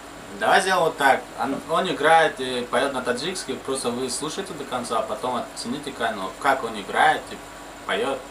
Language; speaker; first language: Russian; non-native, local second language; Tajik